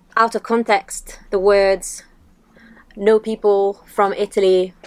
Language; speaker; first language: English; non-native, fluent; Italian